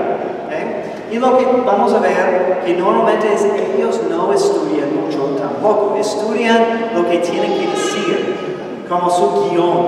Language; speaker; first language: Spanish; non-native, fluent; English